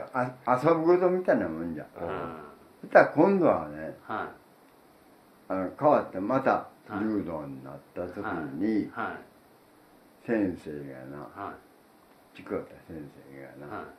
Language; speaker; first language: Japanese; native; Japanese